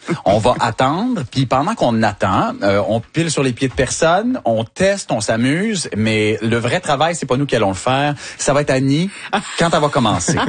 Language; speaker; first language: French; native; French